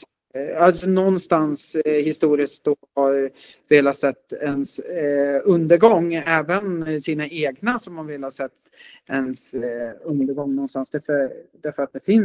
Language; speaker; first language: Swedish; native; Swedish